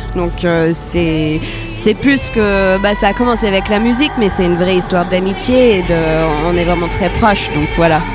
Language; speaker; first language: French; non-native, fluent; English